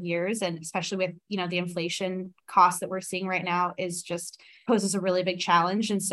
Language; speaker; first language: English; native; English